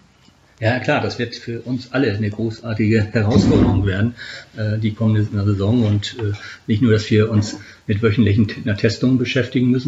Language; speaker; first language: German; native; German